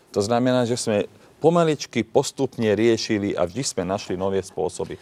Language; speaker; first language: Slovak; non-native, local second language; Hungarian